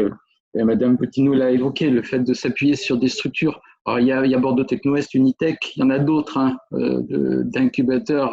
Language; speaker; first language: French; native; French